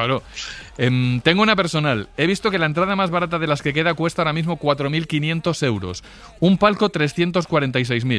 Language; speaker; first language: Spanish; native; Spanish